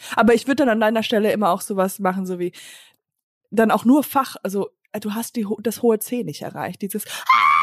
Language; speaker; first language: German; early bilingual, other home language; English